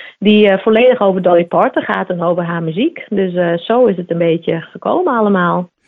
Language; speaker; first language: Dutch; non-native, local second language; Western Frisian